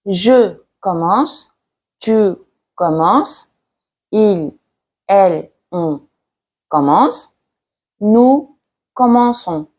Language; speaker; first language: French; non-native, fluent; Mongolian